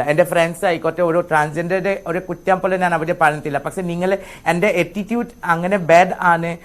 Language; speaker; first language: Malayalam; non-native, local second language; Assamese